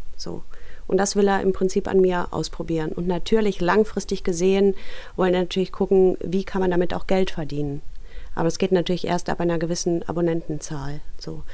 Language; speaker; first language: German; early bilingual, other home language; Russian